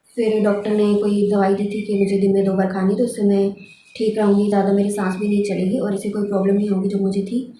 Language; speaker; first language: Hindi; native; Hindi